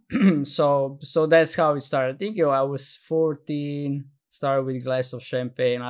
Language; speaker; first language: English; non-native, fluent; Slovenian